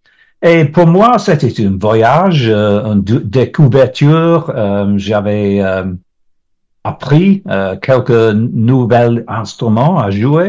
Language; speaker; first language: French; non-native, learner; English